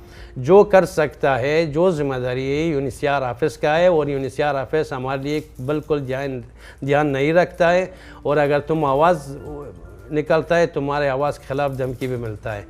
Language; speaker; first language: Hindi; non-native, fluent; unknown